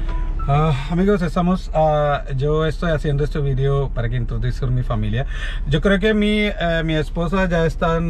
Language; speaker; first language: Spanish; non-native, learner; Malayalam